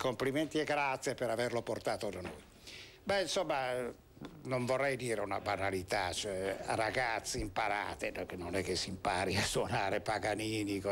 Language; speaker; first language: Italian; native; Italian